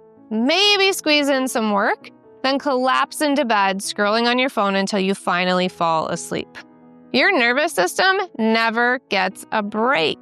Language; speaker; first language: English; native; English